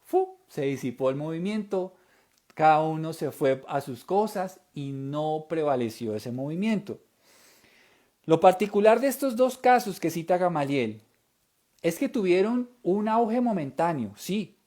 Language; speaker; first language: Spanish; native; Spanish